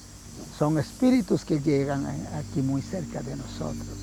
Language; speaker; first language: Spanish; non-native, local second language; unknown